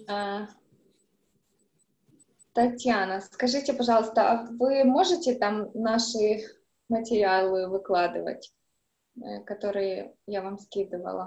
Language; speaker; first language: Russian; native; Russian